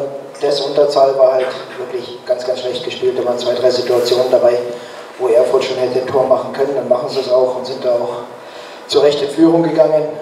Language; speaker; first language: German; native; German